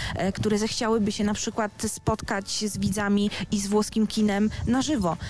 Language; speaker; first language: Polish; early bilingual, other home language; Italian